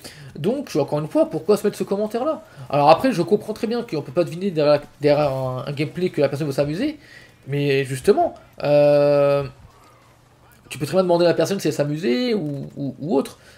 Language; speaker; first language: French; native; French